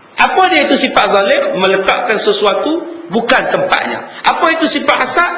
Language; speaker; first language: Malay; native; Malay